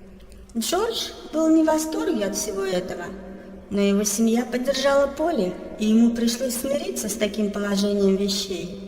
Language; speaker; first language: Russian; native; Russian